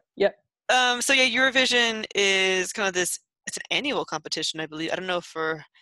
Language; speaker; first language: English; native; English